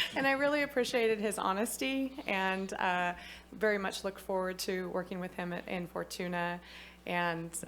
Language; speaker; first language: English; native; English